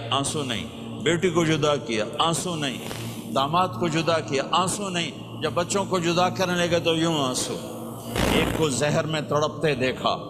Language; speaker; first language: Urdu; non-native, local second language; Punjabi